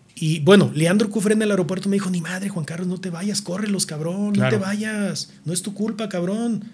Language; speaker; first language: Spanish; native; Spanish